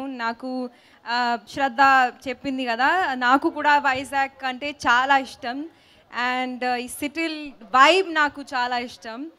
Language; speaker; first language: Telugu; non-native, fluent; Hindi